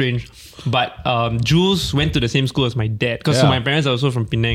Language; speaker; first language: English; non-native, local second language; Min Nan Chinese